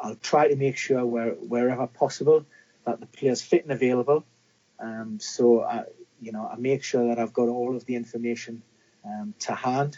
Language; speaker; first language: English; native; English